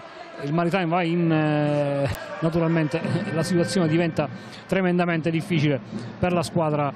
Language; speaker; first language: Italian; native; Italian